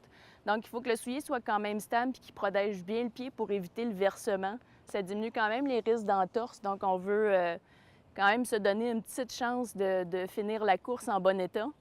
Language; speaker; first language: French; native; French